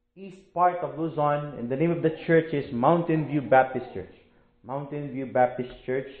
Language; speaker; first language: English; non-native, local second language; Filipino